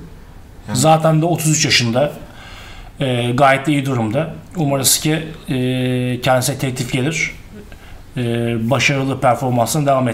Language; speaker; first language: Turkish; native; Turkish